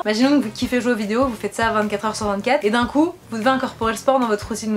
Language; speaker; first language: French; native; French